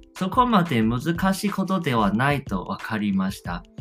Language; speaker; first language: Japanese; non-native, fluent; Chinese